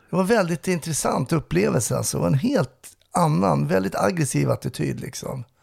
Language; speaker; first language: Swedish; native; Swedish